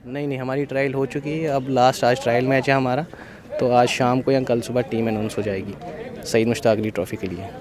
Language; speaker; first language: Hindi; native; Hindi